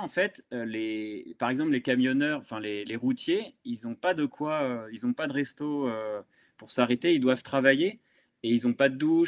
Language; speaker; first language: French; native; French